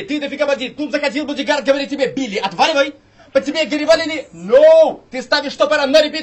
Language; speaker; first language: Russian; native; Russian